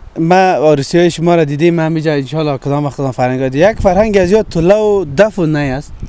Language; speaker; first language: Persian; native; Persian